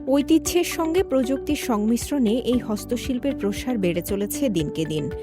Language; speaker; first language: Bangla; native; Bangla